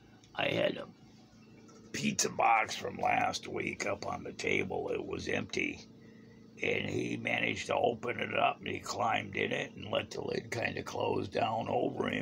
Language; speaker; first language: English; native; English